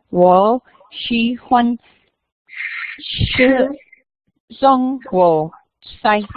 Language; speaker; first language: Chinese; non-native, learner; English